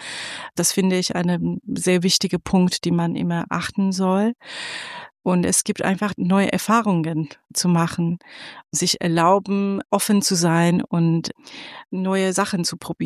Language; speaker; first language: German; non-native, fluent; Persian